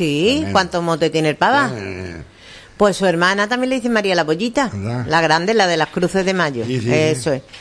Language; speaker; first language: Spanish; native; Spanish